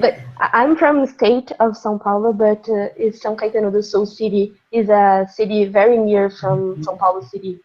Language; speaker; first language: English; non-native, learner; Portuguese